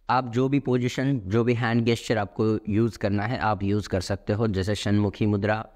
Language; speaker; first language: Hindi; non-native, local second language; Marathi